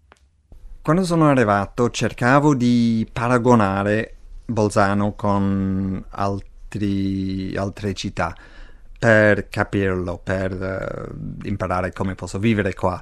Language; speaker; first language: Italian; non-native, fluent; English